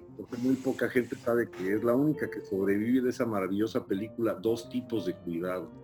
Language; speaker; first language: Spanish; early bilingual, heritage; Spanish